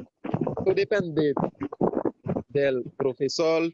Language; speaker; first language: Spanish; non-native, fluent; Haitian Creole